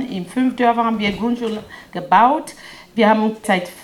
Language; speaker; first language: German; non-native, fluent; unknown